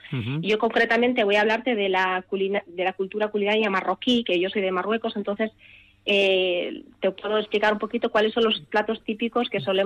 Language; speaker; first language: Spanish; early bilingual, other home language; Arabic